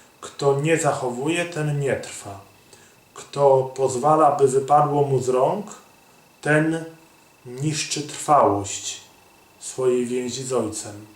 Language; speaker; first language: Polish; native; Polish